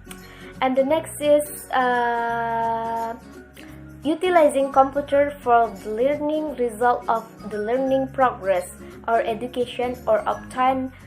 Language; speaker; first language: English; non-native, learner; Indonesian